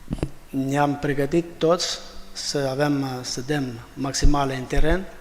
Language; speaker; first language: Romanian; non-native, fluent; Albanian